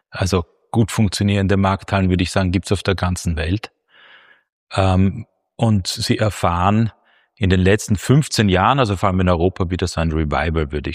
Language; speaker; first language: German; native; German